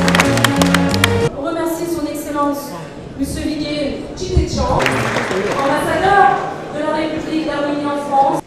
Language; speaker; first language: French; native; French